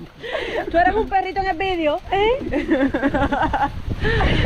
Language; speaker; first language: Spanish; native; Spanish